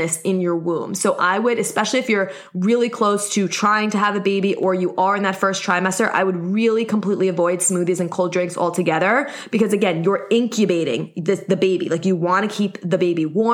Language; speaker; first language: English; native; English